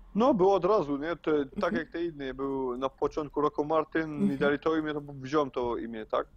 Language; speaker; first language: Polish; early bilingual, heritage; Polish